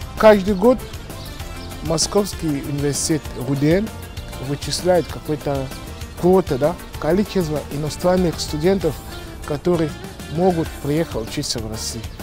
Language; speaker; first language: Russian; non-native, fluent; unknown